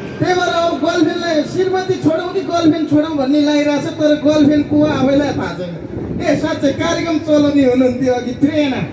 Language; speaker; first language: Nepali; native; Nepali